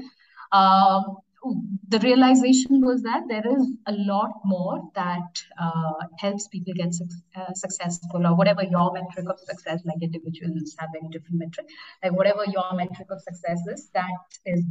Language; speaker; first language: English; non-native, local second language; Bangla